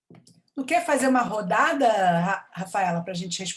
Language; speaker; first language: Portuguese; native; Portuguese